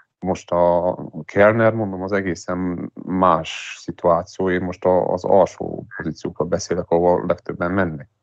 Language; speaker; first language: Hungarian; native; Hungarian